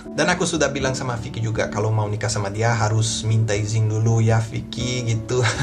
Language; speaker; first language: Indonesian; non-native, fluent; Portuguese